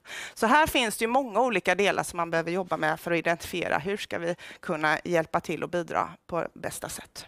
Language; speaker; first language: Swedish; native; Swedish